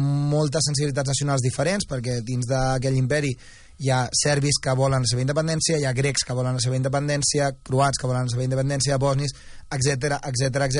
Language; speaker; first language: Catalan; early bilingual, other home language; Bosnian